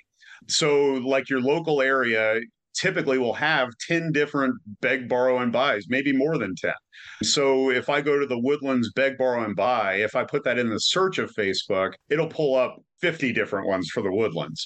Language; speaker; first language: English; native; English